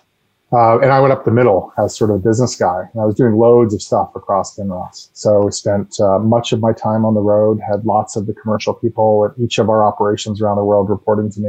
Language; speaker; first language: English; native; English